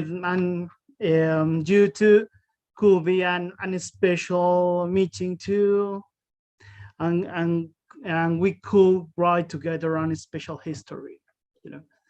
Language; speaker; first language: English; non-native, learner; Spanish